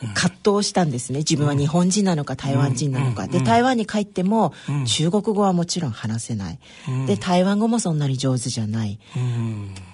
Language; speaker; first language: Japanese; early bilingual, other home language; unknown